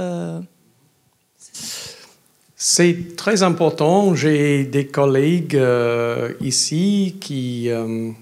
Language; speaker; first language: French; non-native, learner; English